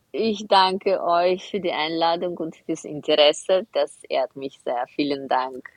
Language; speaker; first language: German; non-native, fluent; Russian